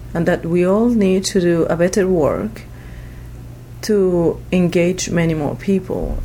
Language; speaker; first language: English; non-native, fluent; Spanish